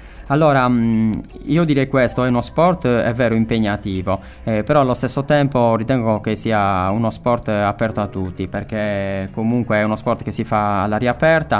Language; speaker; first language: Italian; native; Italian